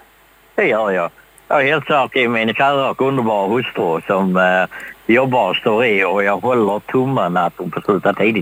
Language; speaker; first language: Swedish; native; Swedish